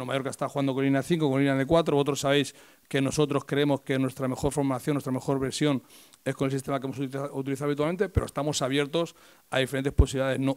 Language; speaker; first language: Spanish; native; Spanish